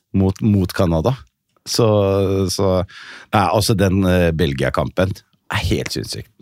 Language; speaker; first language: Norwegian; early bilingual, other home language; Riffian